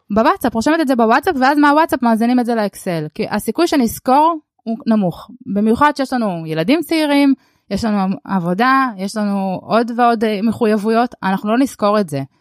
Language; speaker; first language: Hebrew; early bilingual, other home language; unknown